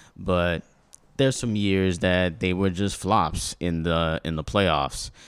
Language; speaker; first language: English; native; English